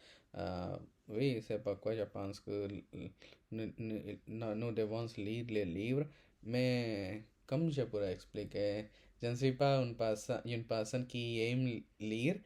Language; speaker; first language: French; non-native, learner; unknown